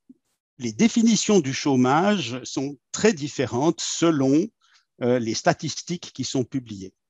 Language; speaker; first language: French; native; French